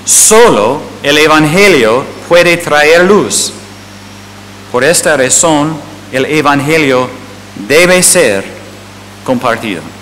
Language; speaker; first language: Spanish; non-native, fluent; English